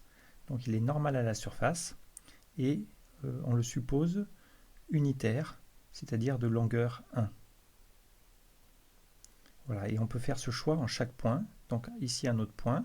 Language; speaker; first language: French; native; French